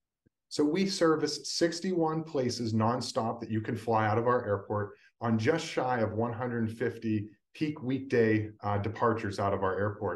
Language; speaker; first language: English; native; English